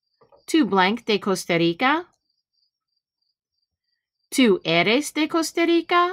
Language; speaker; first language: Spanish; non-native, fluent; English